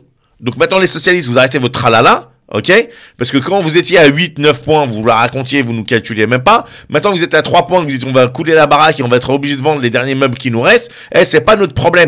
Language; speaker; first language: French; native; French